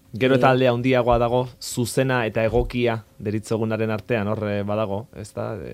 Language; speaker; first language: Basque; native; Basque